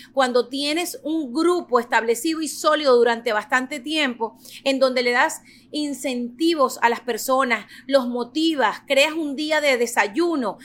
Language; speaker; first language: Spanish; native; Spanish